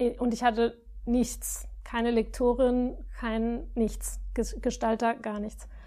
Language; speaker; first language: German; non-native, fluent; Spanish